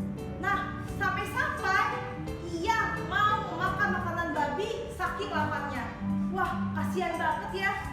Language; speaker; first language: Indonesian; native; Indonesian